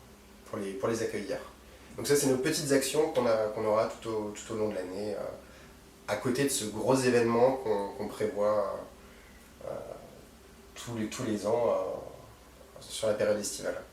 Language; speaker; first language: French; native; French